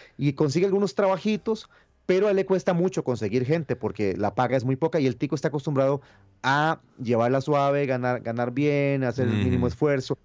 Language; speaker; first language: Spanish; native; Spanish